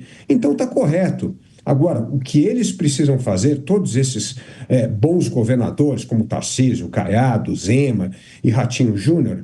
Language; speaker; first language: Portuguese; native; Portuguese